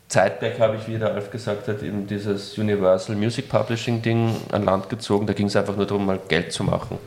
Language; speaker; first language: German; native; German